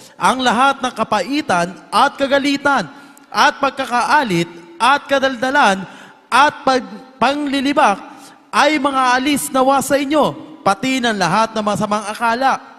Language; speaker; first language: Filipino; native; Filipino